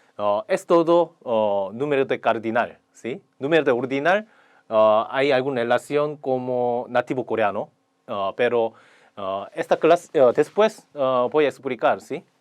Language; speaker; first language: Spanish; non-native, learner; Korean